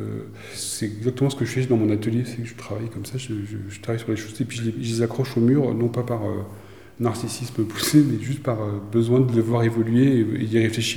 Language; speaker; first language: French; native; French